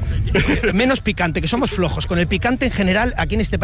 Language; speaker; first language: Spanish; native; Spanish